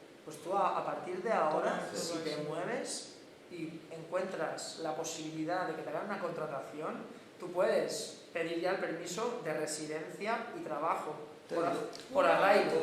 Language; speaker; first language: Spanish; native; Spanish